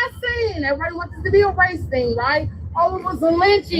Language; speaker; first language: English; native; English